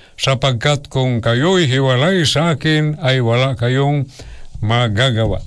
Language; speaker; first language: Filipino; non-native, local second language; Cebuano